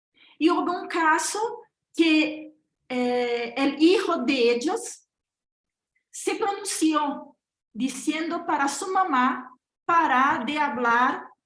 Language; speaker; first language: Spanish; non-native, fluent; Portuguese